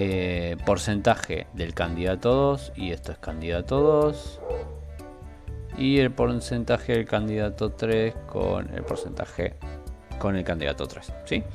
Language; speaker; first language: Spanish; native; Spanish